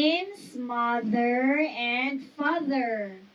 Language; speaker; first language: English; non-native, fluent; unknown